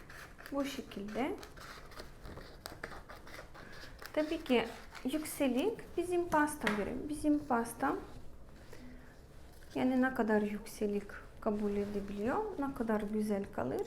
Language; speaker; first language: Turkish; non-native, learner; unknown